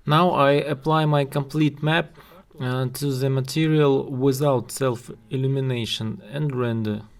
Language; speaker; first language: English; non-native, learner; Russian